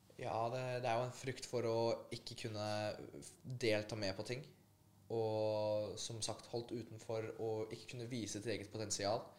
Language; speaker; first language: Norwegian; early bilingual, other home language; Polish